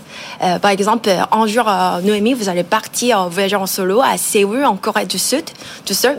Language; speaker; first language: French; non-native, learner; Korean